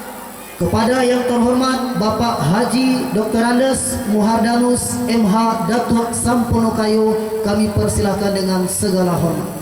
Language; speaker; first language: Indonesian; native; Indonesian